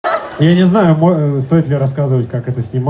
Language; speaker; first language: Russian; native; Russian